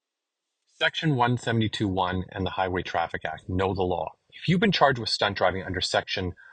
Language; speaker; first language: English; native; English